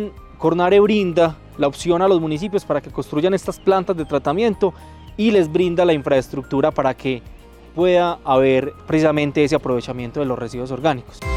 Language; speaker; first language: Spanish; native; Spanish